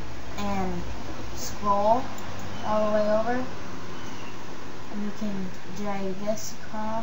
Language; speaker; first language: English; native; English